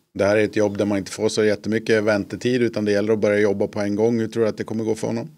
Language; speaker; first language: Swedish; native; Swedish